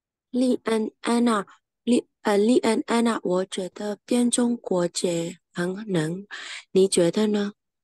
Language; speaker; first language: Chinese; non-native, learner; Burmese